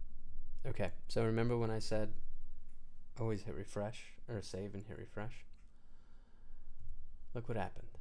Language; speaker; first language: English; native; English